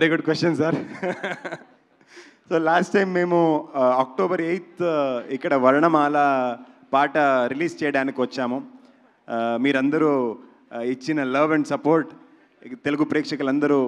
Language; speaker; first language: Telugu; non-native, local second language; Kannada